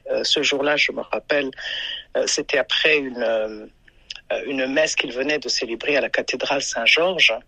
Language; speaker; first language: French; non-native, local second language; Rundi